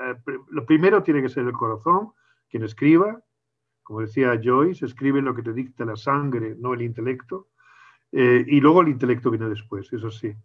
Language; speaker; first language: Spanish; native; Spanish